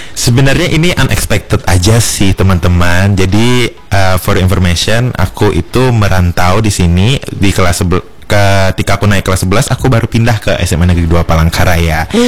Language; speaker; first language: Indonesian; native; Indonesian